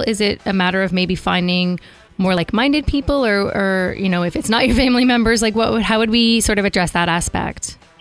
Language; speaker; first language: English; early bilingual, other home language; Italian